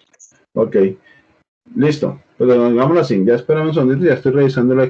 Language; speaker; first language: Spanish; native; Spanish